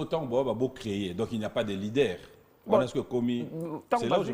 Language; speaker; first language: French; non-native, local second language; Lingala